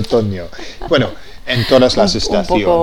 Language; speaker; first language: Spanish; non-native, fluent; English